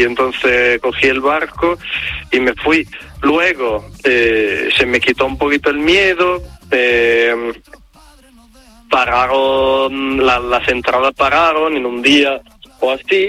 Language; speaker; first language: Spanish; non-native, fluent; Italian